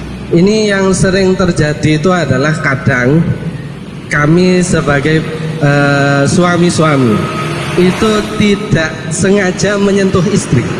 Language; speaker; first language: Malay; non-native, local second language; Javanese